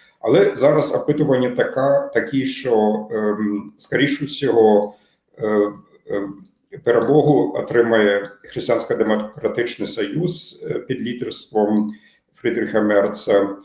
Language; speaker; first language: Ukrainian; non-native, fluent; German